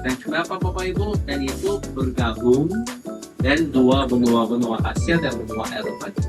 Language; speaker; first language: Indonesian; non-native, learner; Turkish